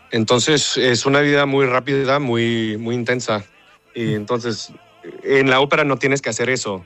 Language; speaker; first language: Spanish; early bilingual, other home language; English